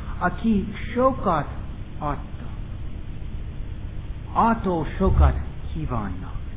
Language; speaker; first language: Hungarian; non-native, fluent; English